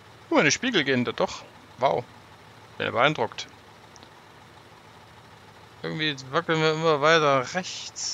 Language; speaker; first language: German; native; German